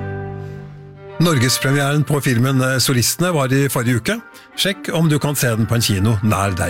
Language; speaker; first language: Norwegian; native; Norwegian